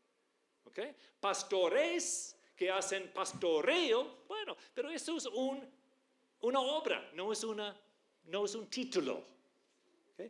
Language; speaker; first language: Spanish; non-native, fluent; English